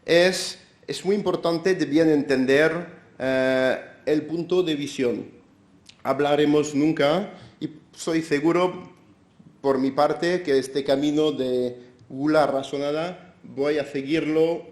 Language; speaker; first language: Spanish; non-native, fluent; French